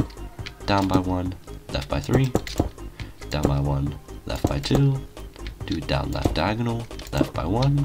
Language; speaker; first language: English; native; English